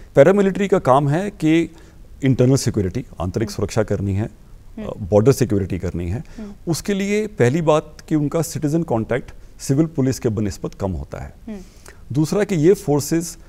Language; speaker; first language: Hindi; native; Hindi